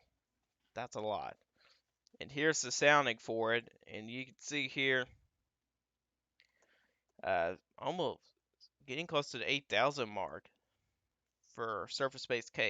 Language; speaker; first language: English; native; English